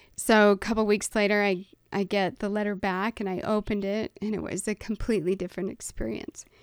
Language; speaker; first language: English; native; English